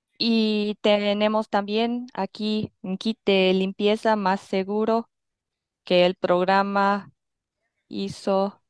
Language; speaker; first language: Spanish; non-native, fluent; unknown